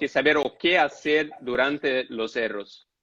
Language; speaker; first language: Spanish; non-native, fluent; Portuguese